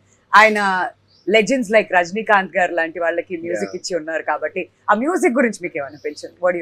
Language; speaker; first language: Telugu; native; Telugu